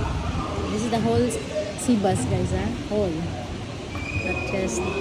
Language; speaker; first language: English; non-native, local second language; Filipino